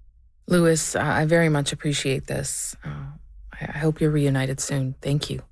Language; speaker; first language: English; native; English